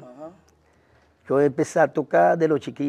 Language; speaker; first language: Spanish; non-native, learner; Haitian Creole